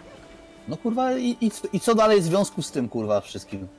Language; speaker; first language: Polish; native; Polish